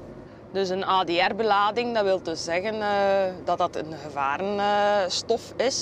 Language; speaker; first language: Dutch; native; Dutch